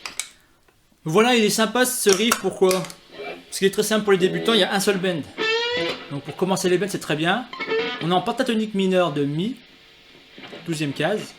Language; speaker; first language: French; native; French